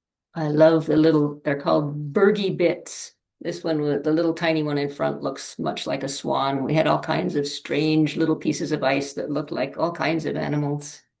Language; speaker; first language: English; native; English